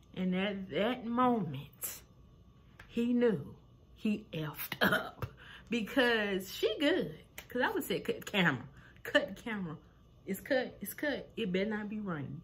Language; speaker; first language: English; native; English